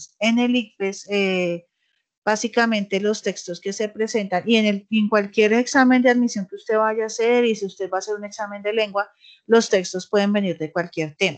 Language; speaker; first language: Spanish; native; Spanish